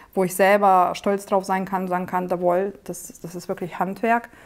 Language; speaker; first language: German; non-native, fluent; Russian